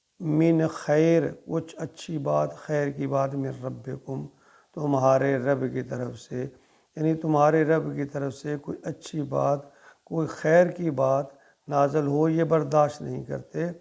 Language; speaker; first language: Urdu; native; Urdu